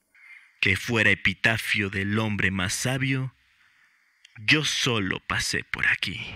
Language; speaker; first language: Spanish; native; Spanish